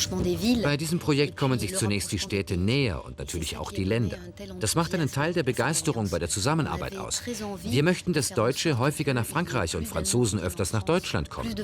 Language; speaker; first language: German; native; German